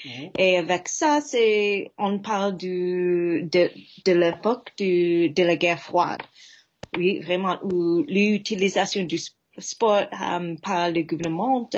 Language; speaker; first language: French; non-native, fluent; English